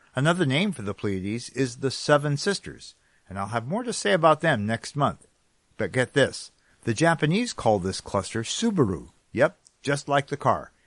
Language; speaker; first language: English; native; English